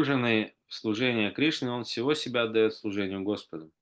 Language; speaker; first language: Russian; native; Russian